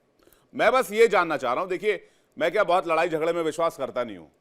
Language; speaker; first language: Hindi; native; Hindi